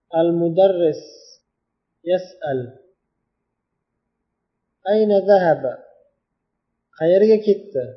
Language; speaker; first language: Arabic; non-native, fluent; Uzbek